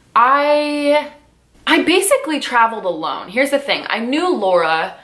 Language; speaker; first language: English; native; English